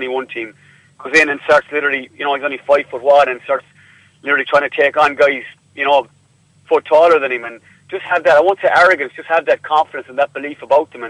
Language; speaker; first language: English; native; English